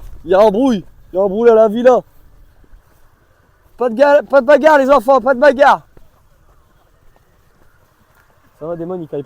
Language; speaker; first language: French; native; French